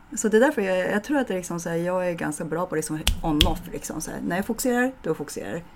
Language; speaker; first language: Swedish; non-native, fluent; Japanese